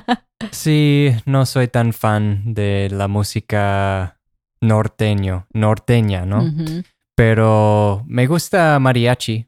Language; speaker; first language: Spanish; non-native, fluent; English